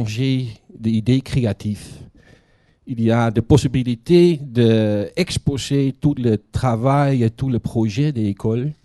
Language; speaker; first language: French; non-native, learner; Dutch